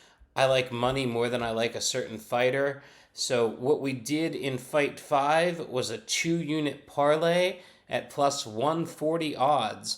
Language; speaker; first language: English; native; English